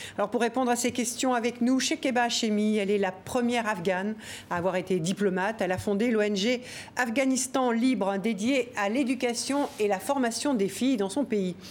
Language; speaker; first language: French; native; French